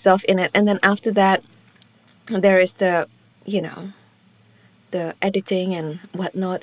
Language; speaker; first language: English; non-native, local second language; Chinese